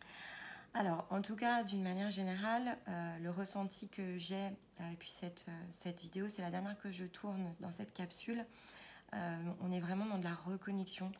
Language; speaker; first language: French; native; French